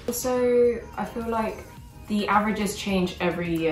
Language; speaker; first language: English; early bilingual, other home language; Korean